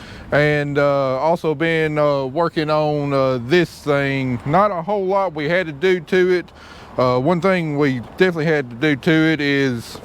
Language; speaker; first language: English; native; English